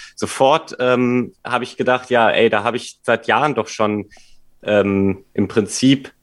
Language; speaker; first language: German; native; German